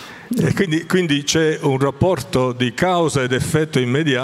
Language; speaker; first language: Italian; native; Italian